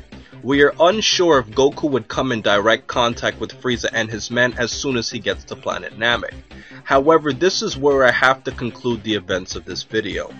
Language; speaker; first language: English; native; English